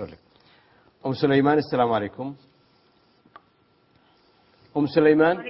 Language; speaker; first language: Arabic; native; Arabic